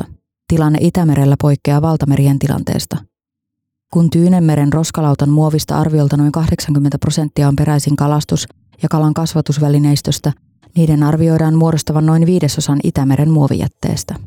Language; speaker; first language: Finnish; native; Finnish